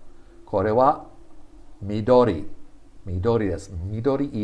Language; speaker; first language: Japanese; non-native, fluent; English